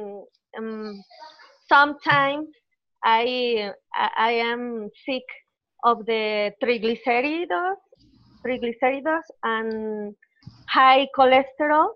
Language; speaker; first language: English; non-native, learner; Spanish